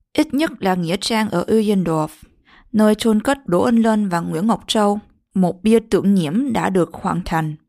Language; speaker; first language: Vietnamese; early bilingual, heritage; Vietnamese